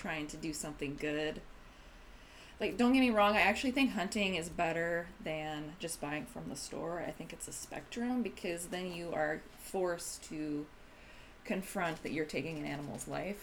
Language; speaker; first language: English; native; English